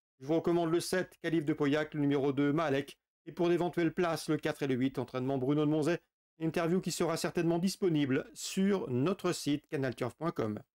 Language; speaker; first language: French; native; French